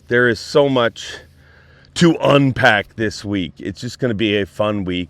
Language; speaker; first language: English; native; English